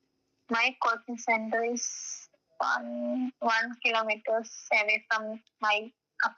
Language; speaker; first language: English; non-native, learner; Malayalam